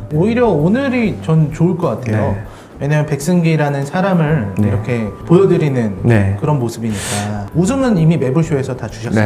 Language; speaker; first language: Korean; native; Korean